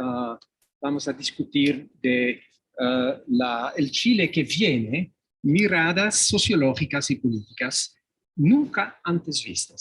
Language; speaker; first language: Spanish; non-native, fluent; French